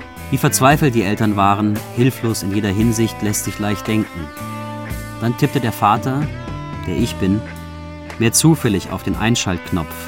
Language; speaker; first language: German; native; German